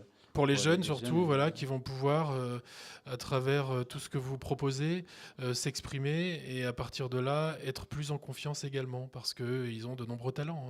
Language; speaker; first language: French; native; French